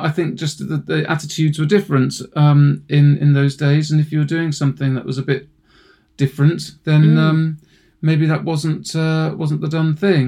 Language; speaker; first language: English; native; English